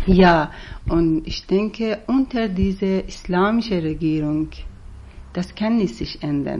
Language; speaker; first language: German; non-native, fluent; Persian